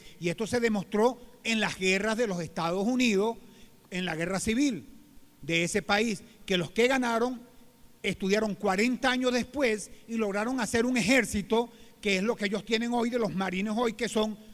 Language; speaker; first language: Spanish; native; Spanish